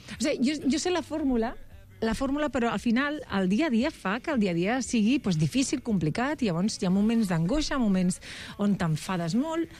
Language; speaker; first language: Catalan; non-native, local second language; Spanish